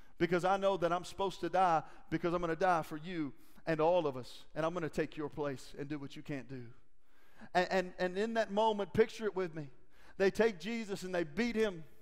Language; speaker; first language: English; native; English